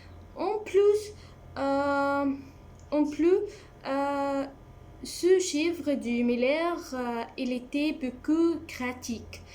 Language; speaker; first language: French; non-native, learner; Arabic